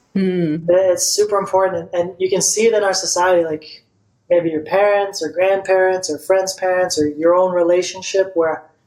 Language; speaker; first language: English; non-native, fluent; Bulgarian